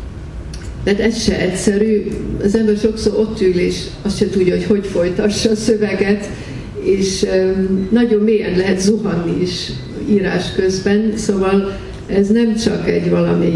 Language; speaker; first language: Hungarian; early bilingual, heritage; Hungarian